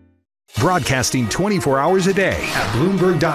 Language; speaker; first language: English; native; English